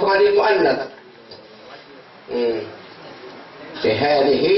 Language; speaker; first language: Arabic; non-native, fluent; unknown